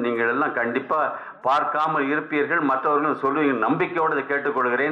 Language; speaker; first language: Tamil; native; Tamil